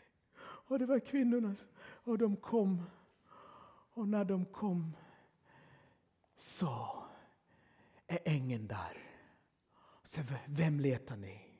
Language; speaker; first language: Swedish; non-native, fluent; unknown